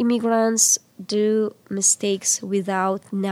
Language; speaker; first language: English; non-native, fluent; Uzbek